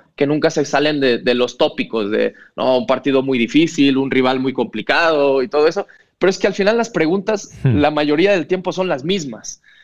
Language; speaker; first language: Spanish; non-native, local second language; Catalan